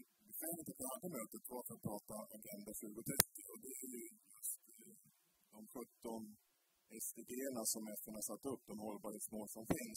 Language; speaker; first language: Swedish; native; Swedish